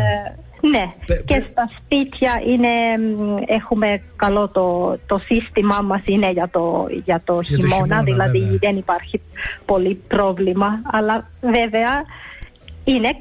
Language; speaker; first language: Greek; early bilingual, heritage; Greek